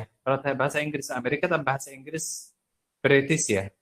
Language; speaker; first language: Indonesian; non-native, fluent; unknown